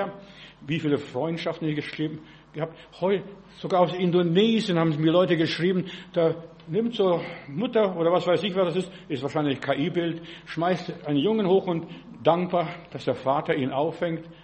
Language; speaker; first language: German; non-native, fluent; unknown